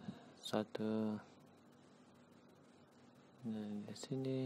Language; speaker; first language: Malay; non-native, learner; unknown